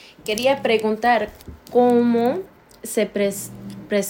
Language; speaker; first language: Spanish; early bilingual, heritage; Spanish